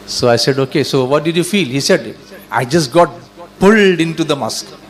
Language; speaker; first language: English; non-native, local second language; Urdu